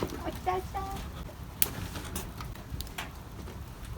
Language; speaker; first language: Japanese; non-native, fluent; Serbian